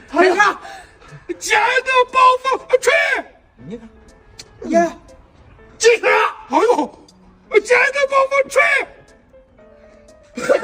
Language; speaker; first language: Chinese; native; Chinese